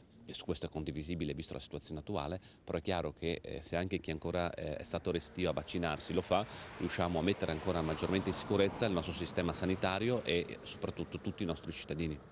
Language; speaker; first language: Italian; native; Italian